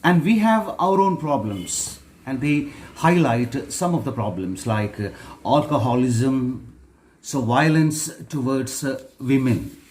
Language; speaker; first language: English; non-native, local second language; Malayalam